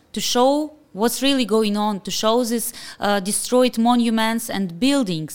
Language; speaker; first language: English; non-native, fluent; Ukrainian